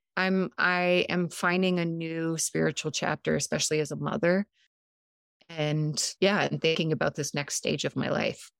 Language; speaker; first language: English; early bilingual, other home language; Serbian